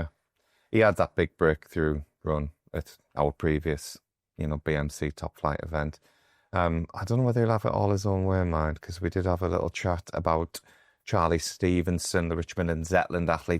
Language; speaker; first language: English; native; English